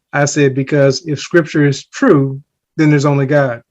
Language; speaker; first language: English; native; English